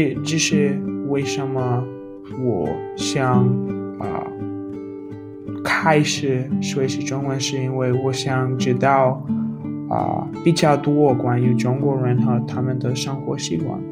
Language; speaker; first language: Chinese; non-native, learner; English